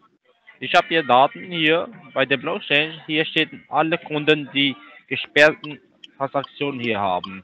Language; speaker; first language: German; non-native, learner; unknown